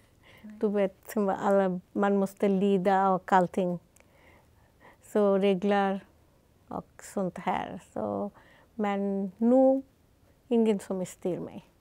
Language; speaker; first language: Swedish; non-native, fluent; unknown